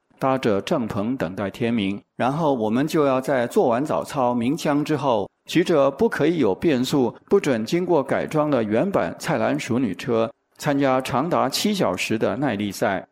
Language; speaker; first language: Chinese; native; Chinese